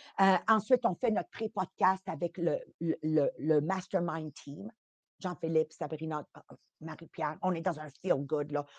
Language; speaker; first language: French; early bilingual, other home language; Italian